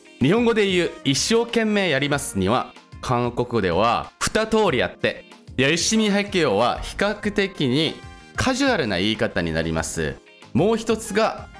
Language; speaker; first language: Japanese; non-native, fluent; Korean